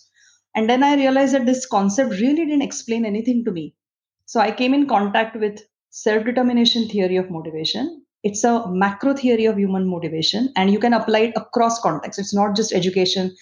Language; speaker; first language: English; non-native, local second language; Marathi